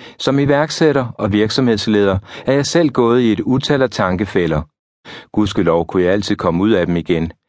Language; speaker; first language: Danish; native; Danish